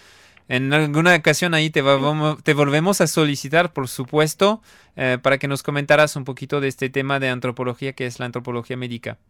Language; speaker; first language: Spanish; non-native, fluent; French